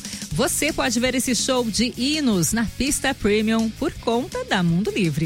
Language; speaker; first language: Portuguese; native; Portuguese